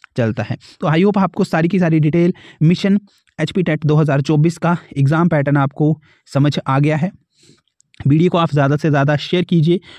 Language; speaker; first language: Hindi; native; Hindi